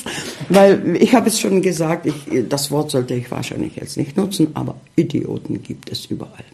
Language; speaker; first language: German; early bilingual, heritage; Czech